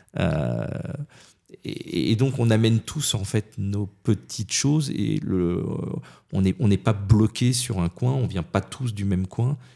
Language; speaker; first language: French; native; French